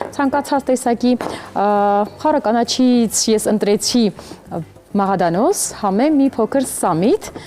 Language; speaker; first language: Armenian; native; Armenian